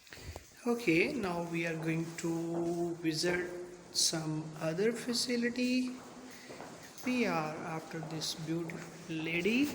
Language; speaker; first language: English; non-native, local second language; Urdu